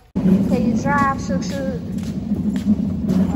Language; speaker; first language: English; native; English